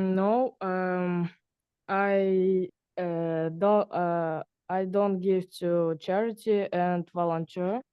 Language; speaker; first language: English; non-native, learner; Russian